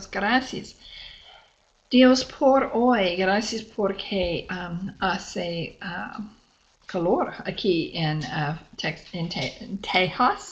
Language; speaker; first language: Spanish; non-native, fluent; English